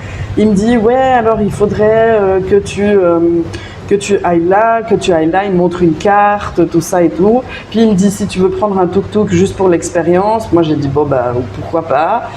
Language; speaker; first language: French; native; French